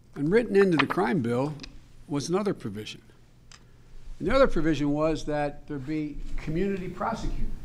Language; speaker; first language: English; native; English